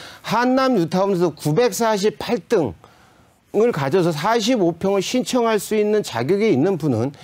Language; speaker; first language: Korean; native; Korean